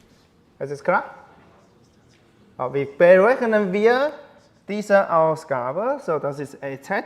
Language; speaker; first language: German; non-native, learner; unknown